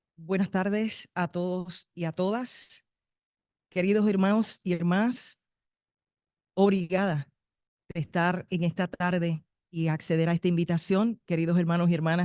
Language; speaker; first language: Spanish; native; Spanish